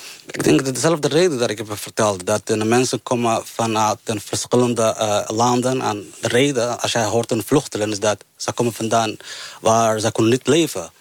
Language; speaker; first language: Dutch; non-native, fluent; Somali